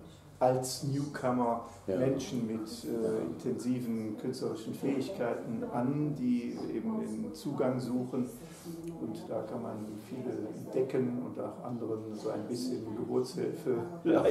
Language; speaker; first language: German; native; German